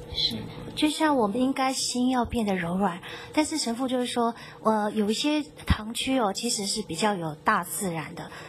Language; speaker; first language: Chinese; native; Chinese